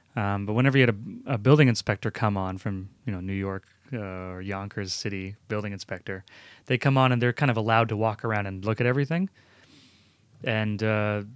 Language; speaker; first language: English; early bilingual, other home language; Italian